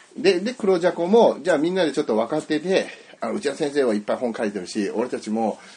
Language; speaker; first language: Japanese; native; Japanese